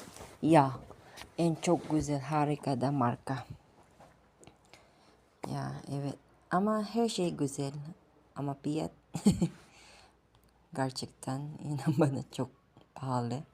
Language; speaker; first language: Turkish; non-native, learner; Filipino